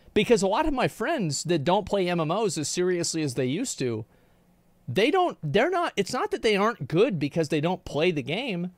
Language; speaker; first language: English; native; English